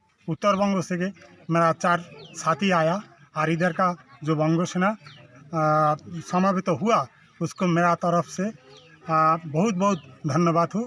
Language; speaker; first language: Hindi; non-native, local second language; Bangla